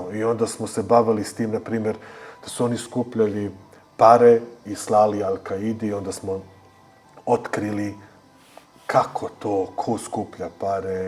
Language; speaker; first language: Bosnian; early bilingual, heritage; Bosnian